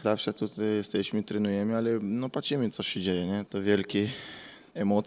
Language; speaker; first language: Polish; non-native, learner; Portuguese